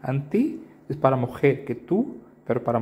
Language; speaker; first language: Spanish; non-native, learner; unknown